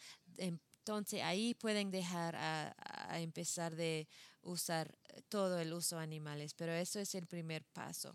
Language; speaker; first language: Spanish; non-native, fluent; English